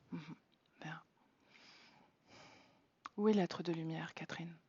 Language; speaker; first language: French; native; French